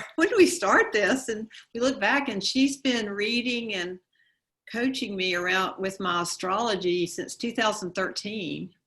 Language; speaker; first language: English; native; English